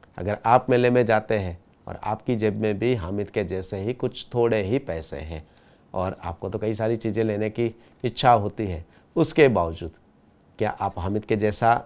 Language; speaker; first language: Hindi; non-native, local second language; Gujarati